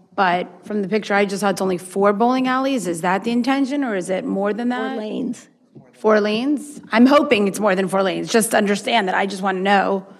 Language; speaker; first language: English; native; English